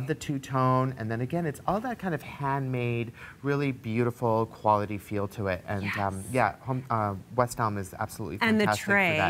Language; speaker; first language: English; native; English